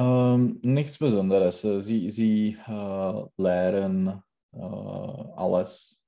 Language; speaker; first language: German; non-native, learner; Czech